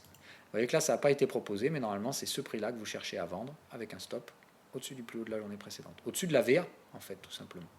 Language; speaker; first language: French; native; French